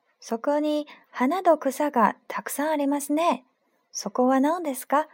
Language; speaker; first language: Japanese; non-native, fluent; Chinese